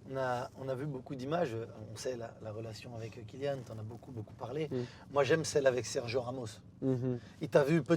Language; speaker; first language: French; native; French